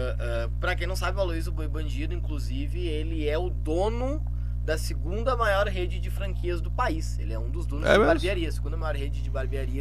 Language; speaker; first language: Portuguese; native; Portuguese